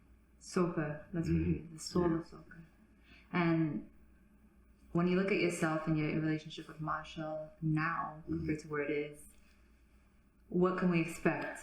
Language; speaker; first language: English; native; English